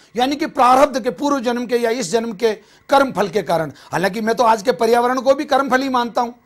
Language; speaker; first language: Hindi; native; Hindi